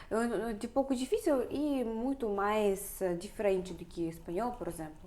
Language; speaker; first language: Portuguese; non-native, fluent; Russian